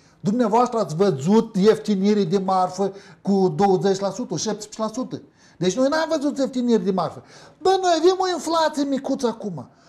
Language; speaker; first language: Romanian; native; Romanian